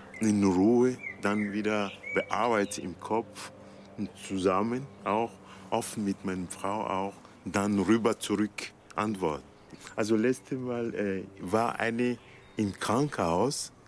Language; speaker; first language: German; non-native, learner; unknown